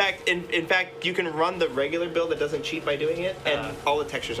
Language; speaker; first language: English; native; English